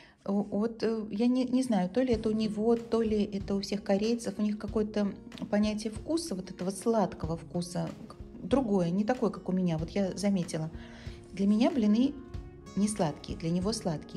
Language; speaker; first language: Russian; native; Russian